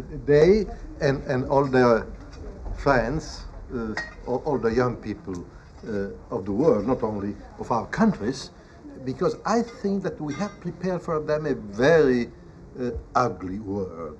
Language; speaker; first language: English; non-native, fluent; Italian